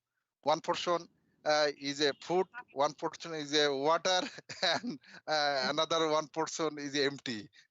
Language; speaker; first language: English; non-native, learner; Bangla